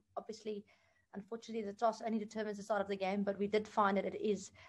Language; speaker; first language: English; non-native, local second language; Afrikaans